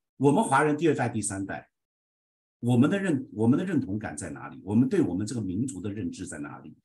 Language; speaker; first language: Chinese; early bilingual, heritage; Chinese